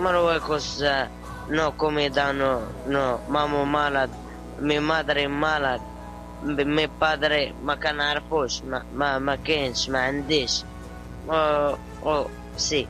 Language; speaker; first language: Spanish; non-native, learner; Arabic